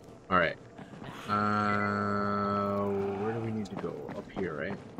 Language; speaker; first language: English; early bilingual, other home language; Spanish